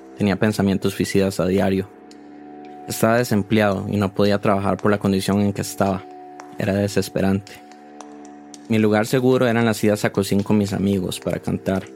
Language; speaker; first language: Spanish; native; Spanish